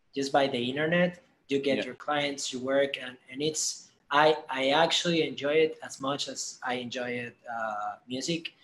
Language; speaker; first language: English; non-native, fluent; Spanish